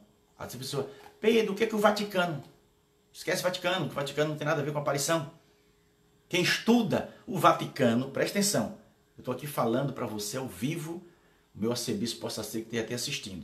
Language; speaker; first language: Portuguese; native; Portuguese